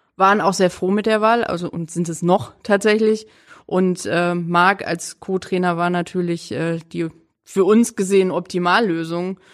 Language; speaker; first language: German; native; German